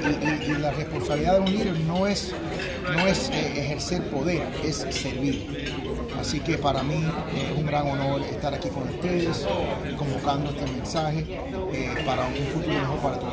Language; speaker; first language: Spanish; early bilingual, heritage; Spanish